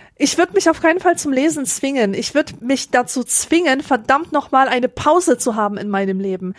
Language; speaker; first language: German; early bilingual, other home language; Polish